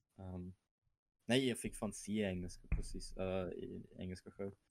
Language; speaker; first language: Swedish; early bilingual, other home language; German